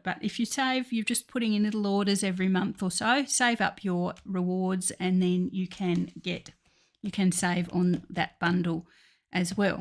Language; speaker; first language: English; native; English